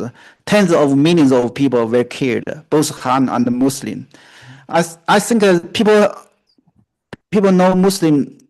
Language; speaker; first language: English; non-native, fluent; Chinese